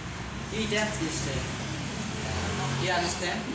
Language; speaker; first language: English; non-native, learner; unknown